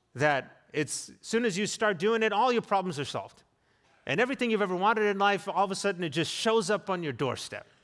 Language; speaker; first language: English; native; English